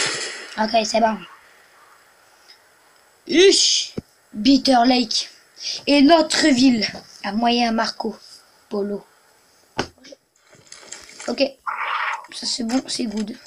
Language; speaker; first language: French; native; French